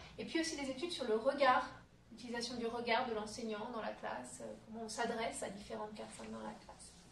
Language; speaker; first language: French; native; French